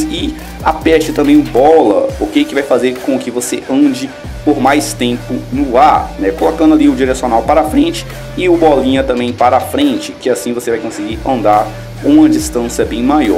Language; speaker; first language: Portuguese; native; Portuguese